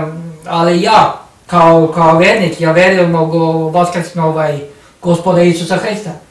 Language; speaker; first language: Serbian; non-native, learner; Norwegian